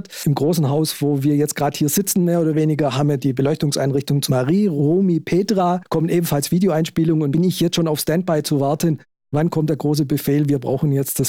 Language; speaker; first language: German; native; German